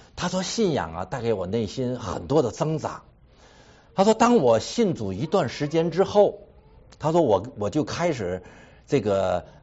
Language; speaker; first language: Chinese; native; Chinese